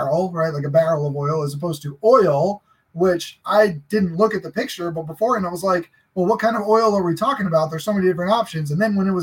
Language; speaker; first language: English; native; English